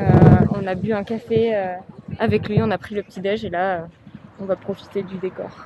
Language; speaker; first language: French; native; French